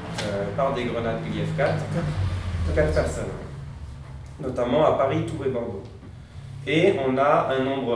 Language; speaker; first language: French; native; French